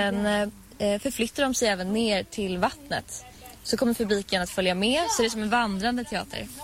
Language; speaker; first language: Swedish; native; Swedish